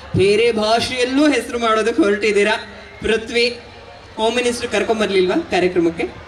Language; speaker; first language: Kannada; native; Kannada